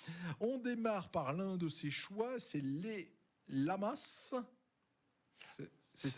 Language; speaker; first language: French; native; French